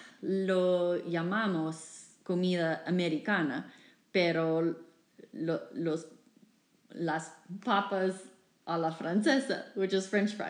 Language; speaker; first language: Spanish; non-native, fluent; English